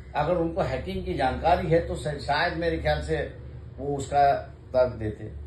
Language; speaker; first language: Hindi; non-native, local second language; Marathi